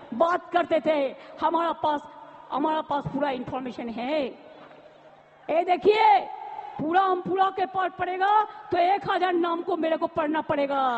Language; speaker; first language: Hindi; non-native, local second language; Bangla